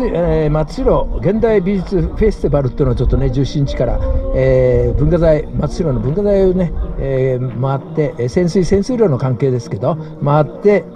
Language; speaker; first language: Japanese; native; Japanese